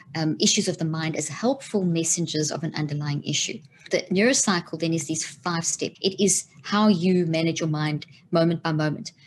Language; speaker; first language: English; native; English